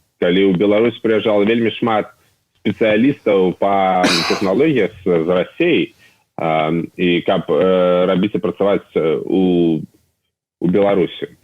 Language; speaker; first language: Belarusian; non-native, local second language; Russian